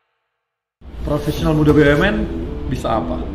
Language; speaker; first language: Indonesian; native; Indonesian